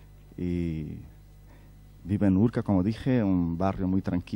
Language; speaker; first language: Spanish; non-native, fluent; Portuguese